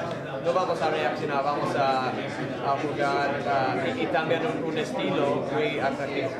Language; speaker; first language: Spanish; non-native, fluent; English